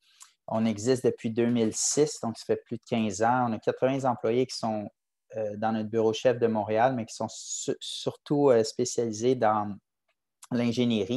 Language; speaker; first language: French; native; French